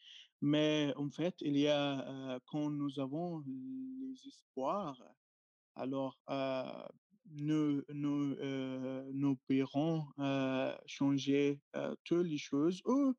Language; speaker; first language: French; non-native, learner; Arabic